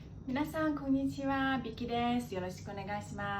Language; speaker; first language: Japanese; non-native, fluent; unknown